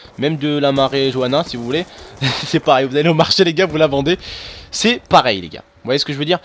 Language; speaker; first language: French; non-native, local second language; Arabic